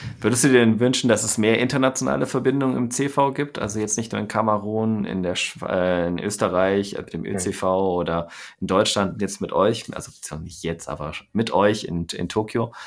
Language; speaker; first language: German; native; German